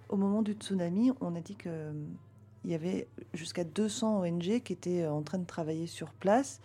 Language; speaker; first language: French; native; French